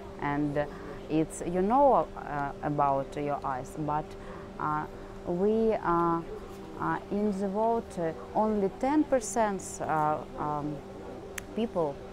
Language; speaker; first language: English; non-native, learner; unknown